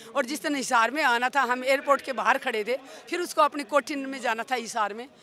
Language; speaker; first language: Hindi; native; Hindi